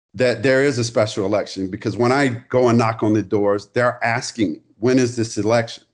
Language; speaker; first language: English; native; English